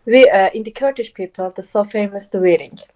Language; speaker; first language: English; non-native, local second language; Turkish